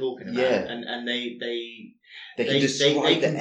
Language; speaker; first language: English; native; English